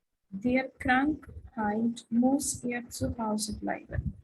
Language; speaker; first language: German; non-native, fluent; Hindi